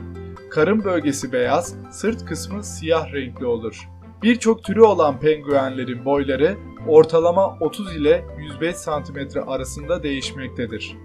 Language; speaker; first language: Turkish; native; Turkish